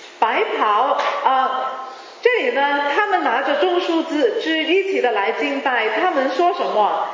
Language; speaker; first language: Chinese; non-native, local second language; Cantonese